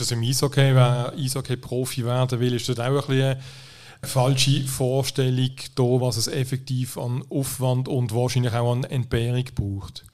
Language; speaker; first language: German; native; German